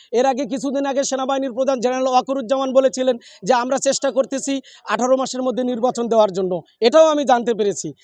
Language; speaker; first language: Bangla; native; Bangla